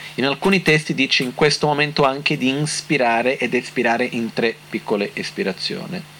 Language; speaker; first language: Italian; non-native, fluent; Portuguese